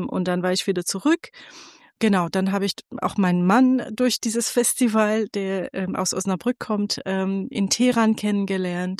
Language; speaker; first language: German; non-native, fluent; Persian